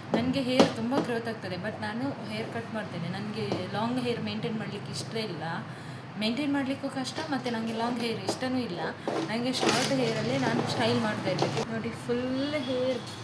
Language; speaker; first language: Kannada; non-native, local second language; Tulu